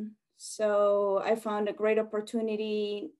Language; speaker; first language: English; non-native, fluent; Spanish